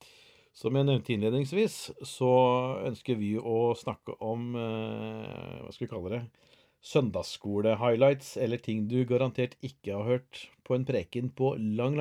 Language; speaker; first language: Norwegian; native; Norwegian